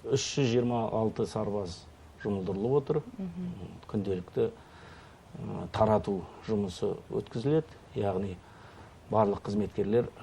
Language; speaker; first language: Kazakh; native; Kazakh